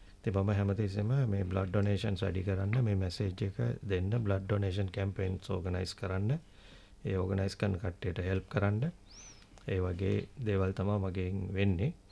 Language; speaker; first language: Sinhala; native; Sinhala